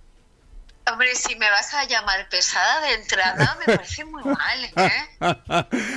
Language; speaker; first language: Spanish; native; Spanish